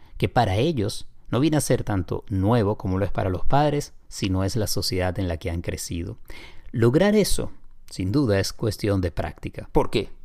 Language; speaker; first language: Spanish; native; Spanish